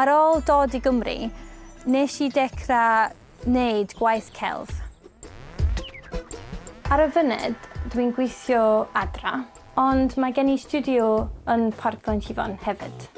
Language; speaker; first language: Welsh; non-native, learner; English